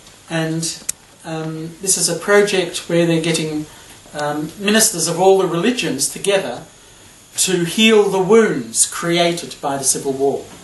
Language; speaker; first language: English; native; English